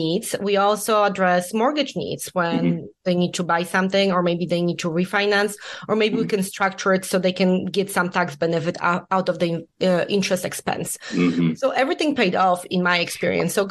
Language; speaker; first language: English; non-native, fluent; Polish